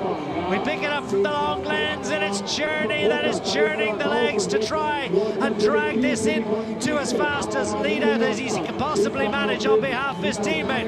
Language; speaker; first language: English; native; English